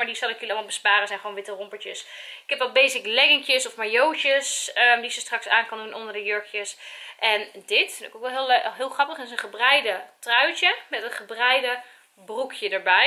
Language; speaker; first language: Dutch; native; Dutch